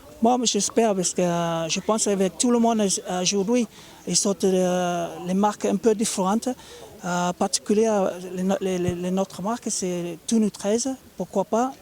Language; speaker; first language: French; non-native, learner; English